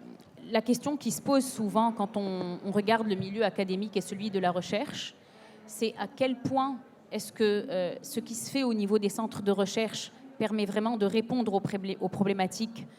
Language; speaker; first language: French; non-native, local second language; Arabic